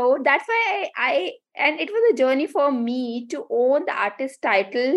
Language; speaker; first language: English; non-native, local second language; Hindi